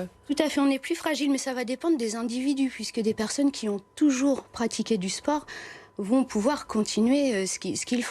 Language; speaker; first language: French; native; French